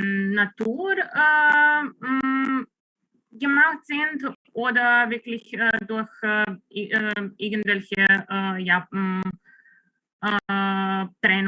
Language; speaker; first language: German; non-native, fluent; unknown